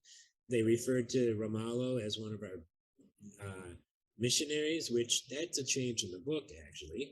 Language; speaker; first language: English; native; English